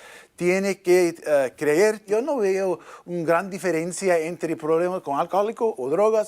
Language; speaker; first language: Spanish; non-native, learner; English